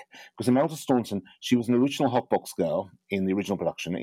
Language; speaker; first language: English; native; English